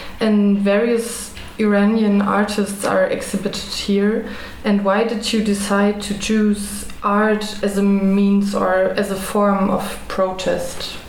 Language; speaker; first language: English; non-native, fluent; German